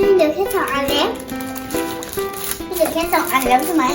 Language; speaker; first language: Thai; native; Thai